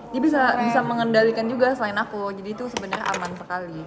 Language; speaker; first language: Indonesian; native; Indonesian